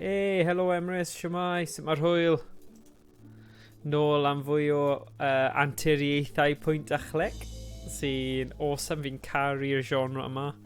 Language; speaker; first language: Welsh; native; Welsh